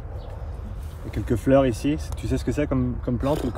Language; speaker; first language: French; native; French